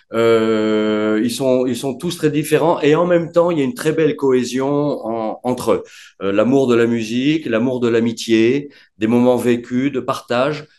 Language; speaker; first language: French; native; French